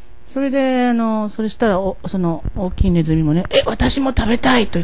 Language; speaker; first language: Japanese; native; Japanese